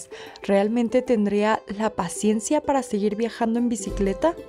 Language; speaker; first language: Spanish; native; Spanish